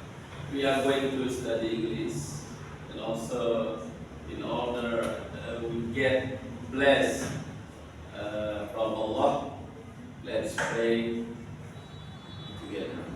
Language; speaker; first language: English; non-native, learner; Indonesian